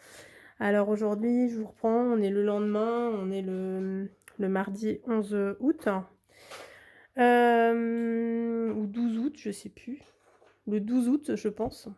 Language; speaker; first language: French; native; French